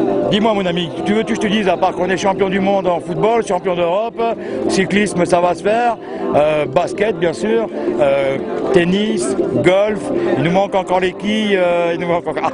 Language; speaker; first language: French; native; French